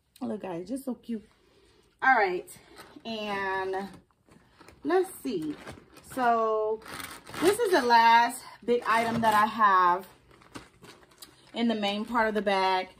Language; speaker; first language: English; native; English